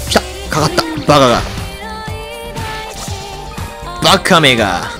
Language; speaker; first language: Japanese; native; Japanese